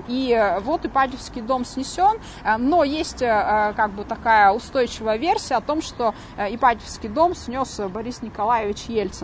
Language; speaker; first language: Russian; native; Russian